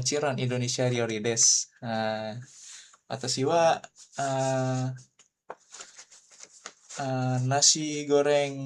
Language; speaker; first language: Japanese; non-native, learner; Indonesian